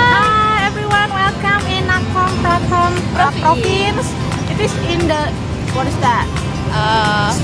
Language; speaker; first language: English; non-native, local second language; Indonesian